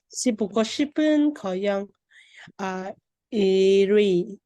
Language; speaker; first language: Korean; non-native, learner; Vietnamese